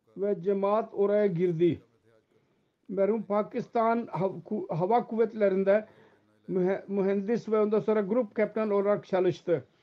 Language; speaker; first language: Turkish; non-native, fluent; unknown